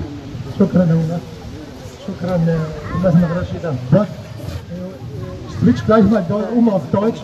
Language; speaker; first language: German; early bilingual, other home language; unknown